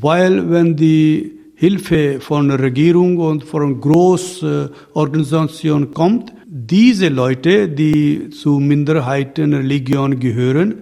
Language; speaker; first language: German; non-native, learner; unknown